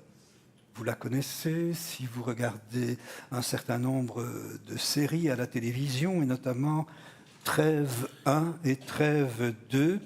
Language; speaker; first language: French; native; French